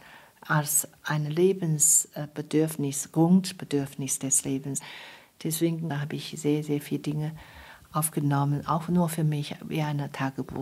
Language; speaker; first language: German; non-native, fluent; Chinese